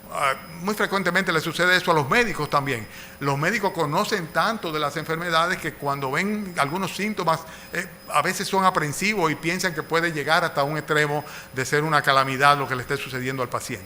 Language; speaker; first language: Spanish; native; Spanish